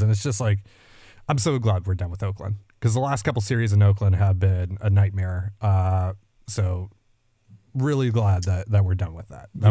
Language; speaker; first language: English; native; English